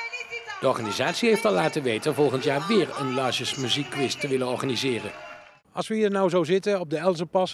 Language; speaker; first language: Dutch; native; Dutch